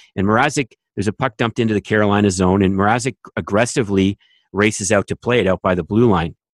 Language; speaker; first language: English; native; English